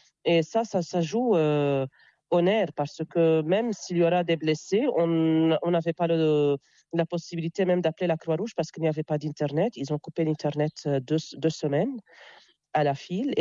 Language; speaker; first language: French; non-native, local second language; Arabic